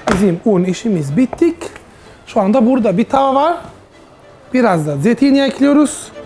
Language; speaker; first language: Turkish; non-native, learner; Italian